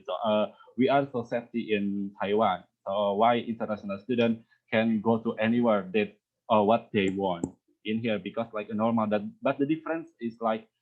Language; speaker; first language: English; non-native, learner; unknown